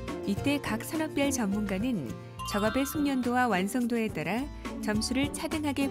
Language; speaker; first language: Korean; native; Korean